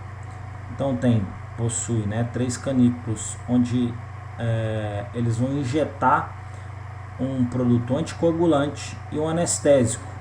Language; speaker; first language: Portuguese; native; Portuguese